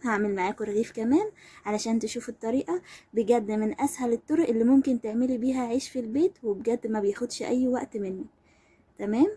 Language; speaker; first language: Arabic; native; Arabic